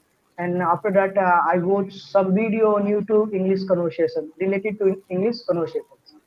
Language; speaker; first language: English; non-native, learner; Hindi